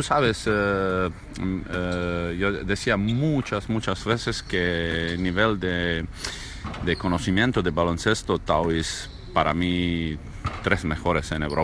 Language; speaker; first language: Spanish; non-native, learner; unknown